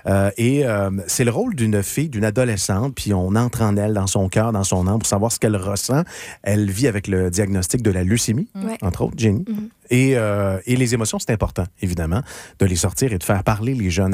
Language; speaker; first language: French; native; French